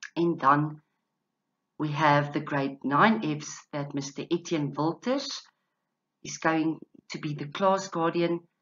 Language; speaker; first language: English; non-native, local second language; Afrikaans